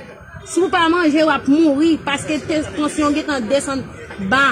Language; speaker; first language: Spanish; non-native, learner; Haitian Creole